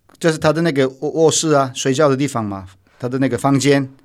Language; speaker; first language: Chinese; non-native, fluent; Turkish